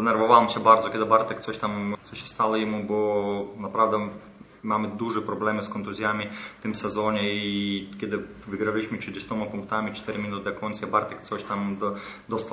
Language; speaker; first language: Polish; non-native, fluent; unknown